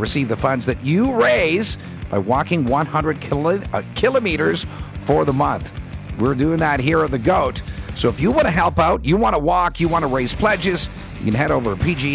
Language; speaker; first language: English; native; English